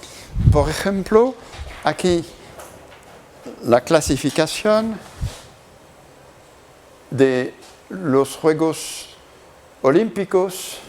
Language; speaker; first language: Spanish; non-native, learner; French